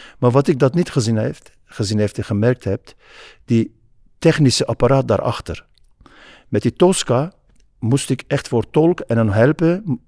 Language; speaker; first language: Dutch; non-native, fluent; Kurdish